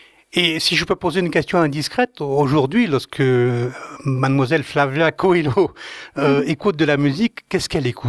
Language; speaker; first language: French; native; French